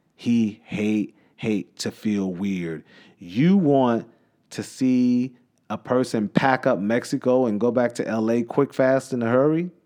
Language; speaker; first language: English; native; English